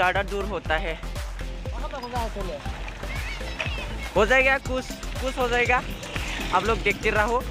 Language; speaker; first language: Hindi; non-native, local second language; Bodo